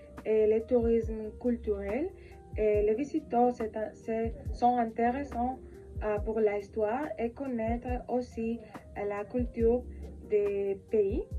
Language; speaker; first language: French; non-native, learner; Spanish